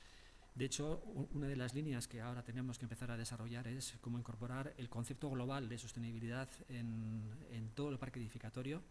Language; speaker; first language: Spanish; native; Spanish